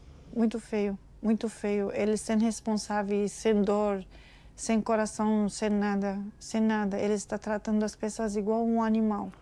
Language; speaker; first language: Portuguese; non-native, learner; Arabic